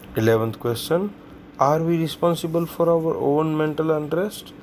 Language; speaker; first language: English; non-native, local second language; Gujarati